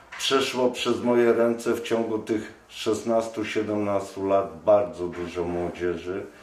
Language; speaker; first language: Polish; native; Polish